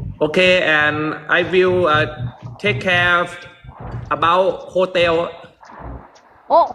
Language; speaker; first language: English; non-native, learner; Thai